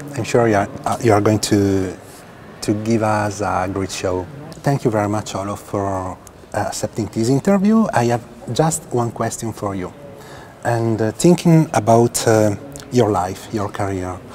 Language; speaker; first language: English; non-native, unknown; Italian